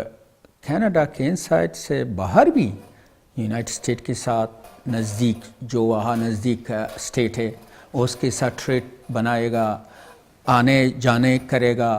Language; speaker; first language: Hindi; non-native, fluent; Pashto